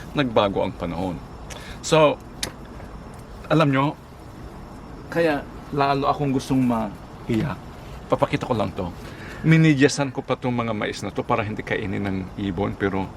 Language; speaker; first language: Filipino; non-native, local second language; Iloko